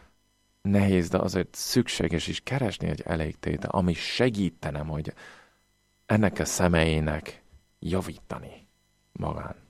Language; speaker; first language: Hungarian; non-native, fluent; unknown